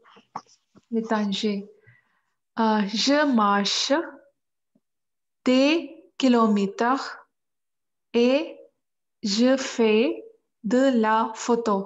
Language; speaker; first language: French; non-native, learner; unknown